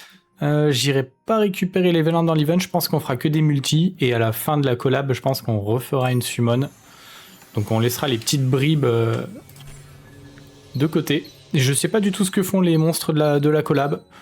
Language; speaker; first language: French; native; French